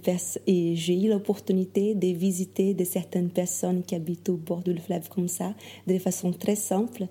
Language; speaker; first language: French; non-native, fluent; Portuguese